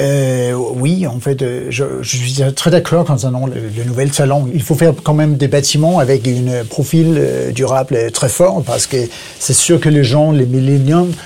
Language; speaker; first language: French; non-native, learner; Danish